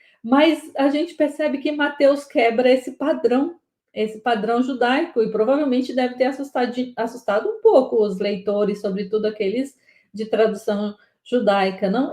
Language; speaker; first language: Portuguese; native; Portuguese